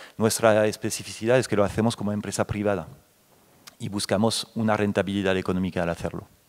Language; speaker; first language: Spanish; non-native, fluent; French